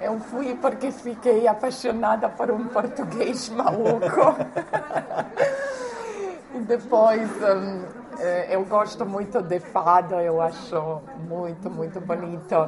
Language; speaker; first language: Portuguese; non-native, fluent; Croatian